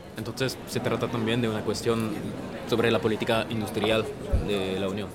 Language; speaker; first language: Spanish; non-native, fluent; French